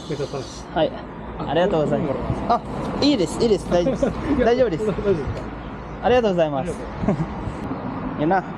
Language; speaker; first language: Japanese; non-native, learner; Filipino